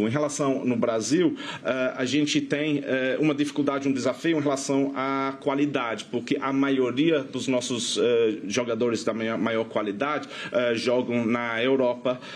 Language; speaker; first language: Portuguese; non-native, fluent; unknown